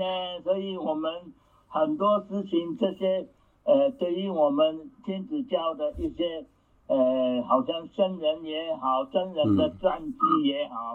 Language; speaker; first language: Chinese; native; Chinese